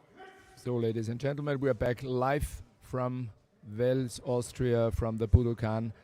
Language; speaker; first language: English; non-native, fluent; German